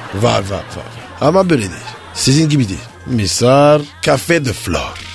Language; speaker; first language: Turkish; non-native, learner; French